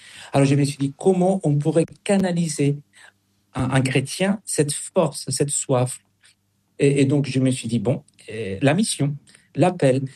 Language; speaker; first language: French; non-native, fluent; Spanish